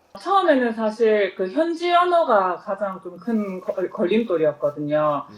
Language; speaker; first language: Korean; native; Korean